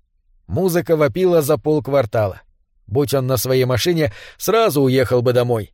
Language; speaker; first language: Russian; native; Russian